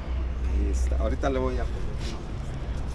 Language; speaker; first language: Spanish; native; Spanish